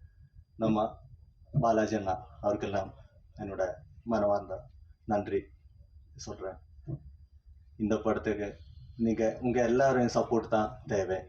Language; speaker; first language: Tamil; non-native, fluent; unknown